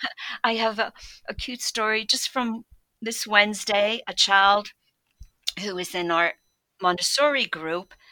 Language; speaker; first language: English; early bilingual, other home language; Polish